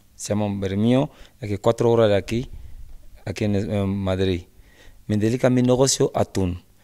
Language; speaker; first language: Spanish; non-native, learner; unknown